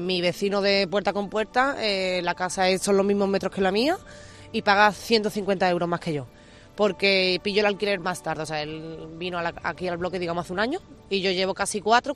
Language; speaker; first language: Spanish; native; Spanish